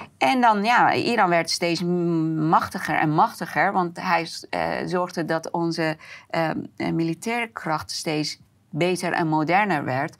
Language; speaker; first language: Dutch; non-native, fluent; Persian